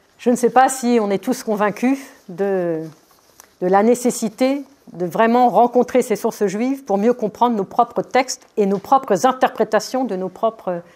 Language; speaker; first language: French; native; French